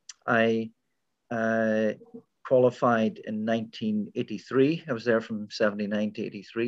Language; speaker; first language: English; native; English